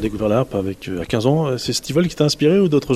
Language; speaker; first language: French; native; French